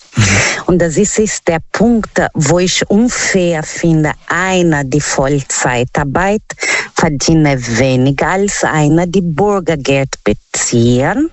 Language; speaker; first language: German; non-native, learner; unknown